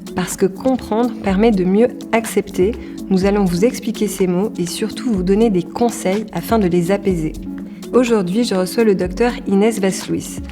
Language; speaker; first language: French; native; French